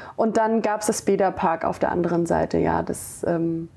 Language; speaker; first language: German; native; German